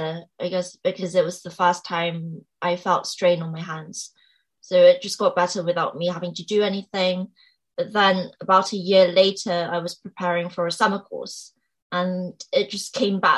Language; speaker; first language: English; native; English